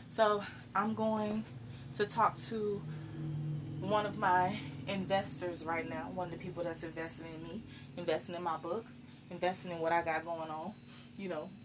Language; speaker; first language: English; native; English